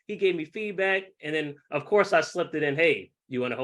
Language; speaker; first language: English; native; English